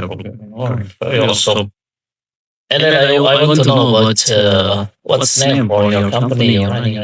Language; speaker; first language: English; non-native, learner; Indonesian